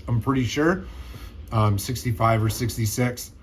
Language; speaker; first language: English; native; English